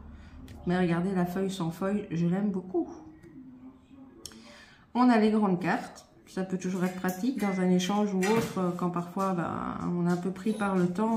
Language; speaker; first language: French; native; French